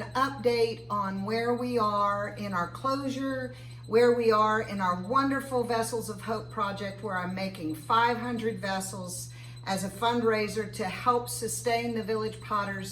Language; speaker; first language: English; native; English